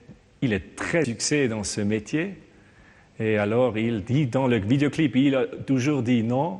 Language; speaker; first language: French; non-native, learner; German